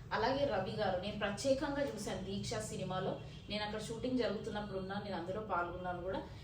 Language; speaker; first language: Telugu; native; Telugu